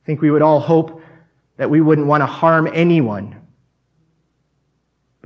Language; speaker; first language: English; native; English